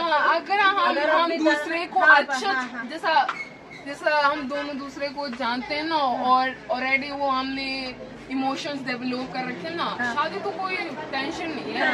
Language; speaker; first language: Hindi; non-native, learner; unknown